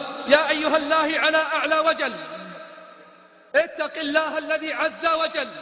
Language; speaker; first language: Arabic; native; Arabic